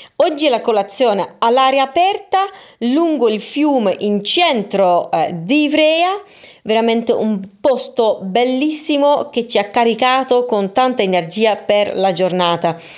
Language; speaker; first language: Italian; non-native, fluent; Dutch